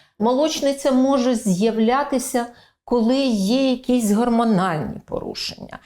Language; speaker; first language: Ukrainian; native; Ukrainian